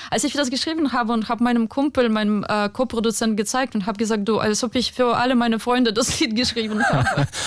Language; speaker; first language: German; non-native, fluent; Ukrainian